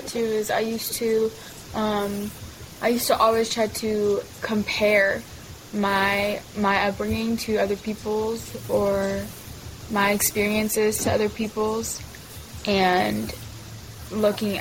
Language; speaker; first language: English; native; English